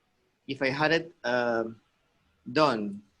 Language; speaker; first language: English; non-native, fluent; Spanish